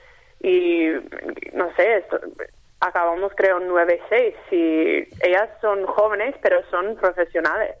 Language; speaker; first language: Spanish; non-native, fluent; English